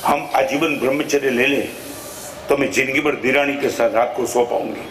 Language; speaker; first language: Hindi; non-native, local second language; Gujarati